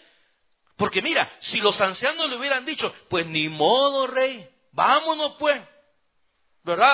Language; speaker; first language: Spanish; native; Spanish